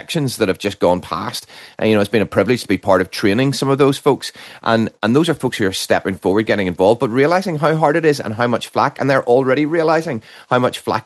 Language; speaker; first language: English; native; English